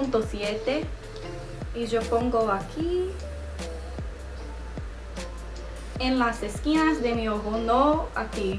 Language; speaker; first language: Spanish; non-native, learner; English